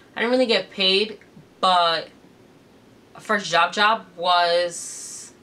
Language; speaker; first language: English; native; English